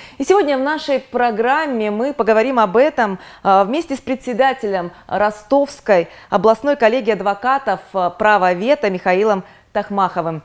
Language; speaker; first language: Russian; native; Russian